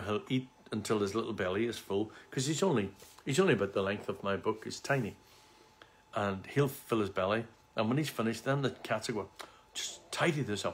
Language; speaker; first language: English; native; English